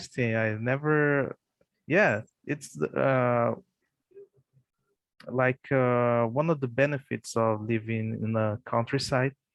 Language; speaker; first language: English; non-native, fluent; Portuguese